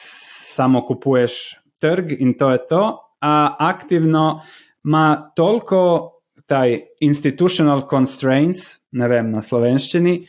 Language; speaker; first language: Slovenian; non-native, learner; Croatian